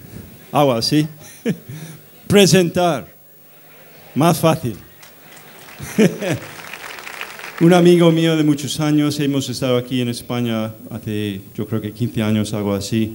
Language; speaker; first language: Spanish; non-native, fluent; English